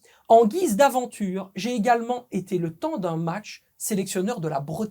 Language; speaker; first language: French; native; French